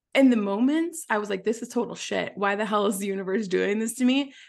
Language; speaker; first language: English; native; English